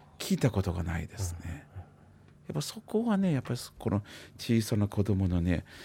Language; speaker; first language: Japanese; non-native, fluent; Chinese